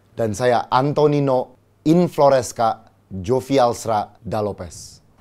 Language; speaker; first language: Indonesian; native; Indonesian